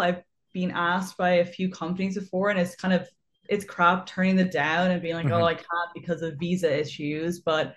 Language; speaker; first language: English; native; English